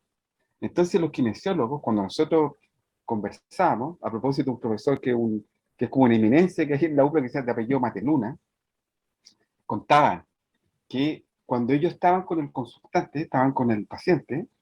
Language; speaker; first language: Spanish; native; Spanish